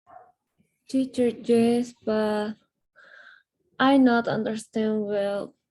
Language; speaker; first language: English; non-native, learner; Spanish